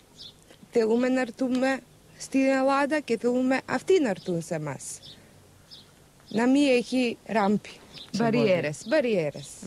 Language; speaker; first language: Greek; early bilingual, heritage; Macedonian